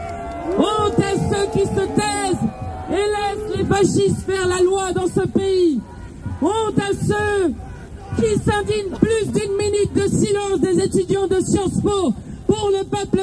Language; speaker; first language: French; native; French